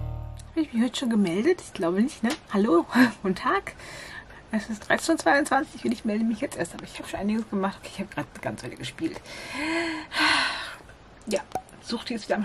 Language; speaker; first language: German; native; German